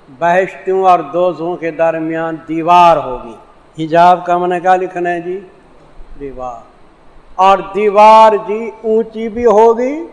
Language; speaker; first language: Urdu; non-native, local second language; Saraiki